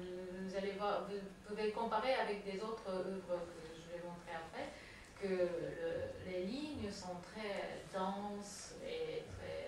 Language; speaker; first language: French; non-native, fluent; Japanese